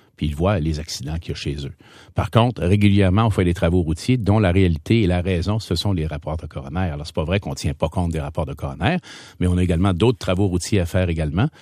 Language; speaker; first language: French; native; French